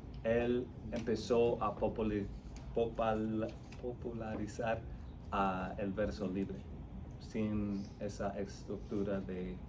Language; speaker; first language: Spanish; non-native, fluent; English